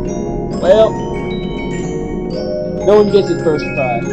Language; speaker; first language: English; native; English